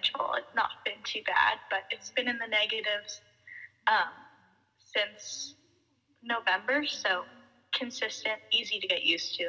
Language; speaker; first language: English; native; English